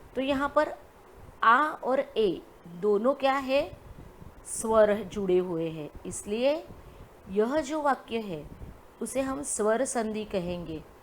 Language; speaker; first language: Hindi; non-native, local second language; Gujarati